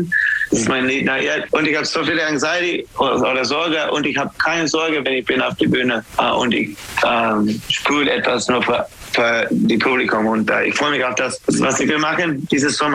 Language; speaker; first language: German; non-native, fluent; English